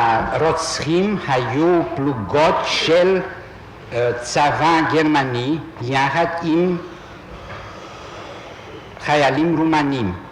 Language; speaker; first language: Hebrew; non-native, fluent; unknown